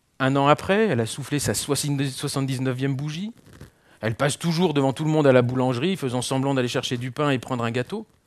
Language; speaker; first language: French; native; French